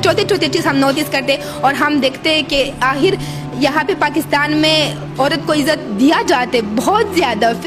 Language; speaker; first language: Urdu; non-native, learner; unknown